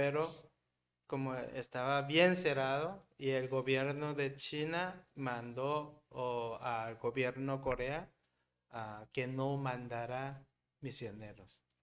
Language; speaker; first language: Spanish; non-native, learner; Korean